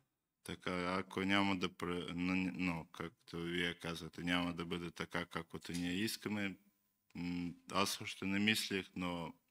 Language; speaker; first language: Bulgarian; non-native, learner; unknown